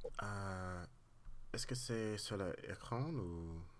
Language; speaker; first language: French; non-native, learner; English